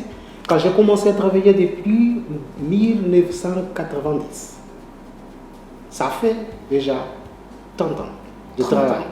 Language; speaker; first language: French; non-native, learner; Portuguese